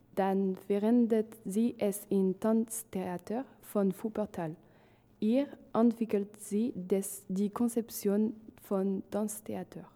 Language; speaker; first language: German; non-native, learner; French